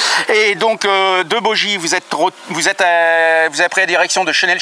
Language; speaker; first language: French; native; French